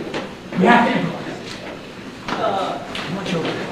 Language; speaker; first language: English; native; English